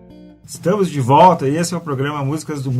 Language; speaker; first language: Portuguese; native; Portuguese